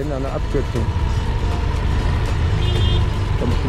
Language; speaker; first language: German; native; German